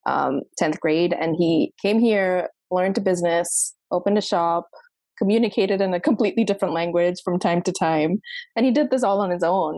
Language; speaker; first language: English; non-native, local second language; Sindhi